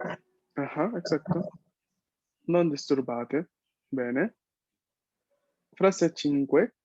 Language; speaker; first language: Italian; non-native, fluent; Spanish